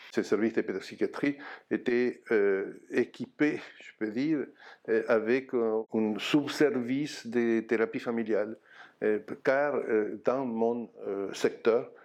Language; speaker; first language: French; non-native, fluent; Spanish